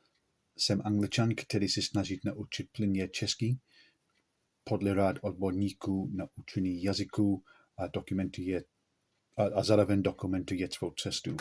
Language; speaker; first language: Czech; non-native, learner; English